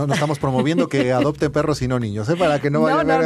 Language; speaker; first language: Spanish; native; Spanish